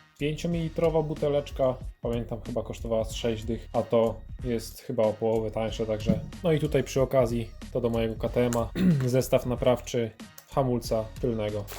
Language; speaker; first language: Polish; native; Polish